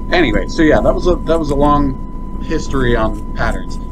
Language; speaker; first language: English; native; English